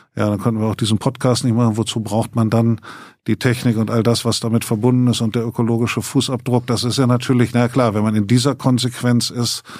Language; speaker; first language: German; native; German